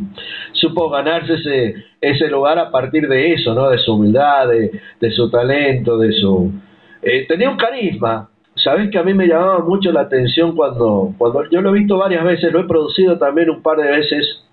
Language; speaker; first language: Spanish; native; Spanish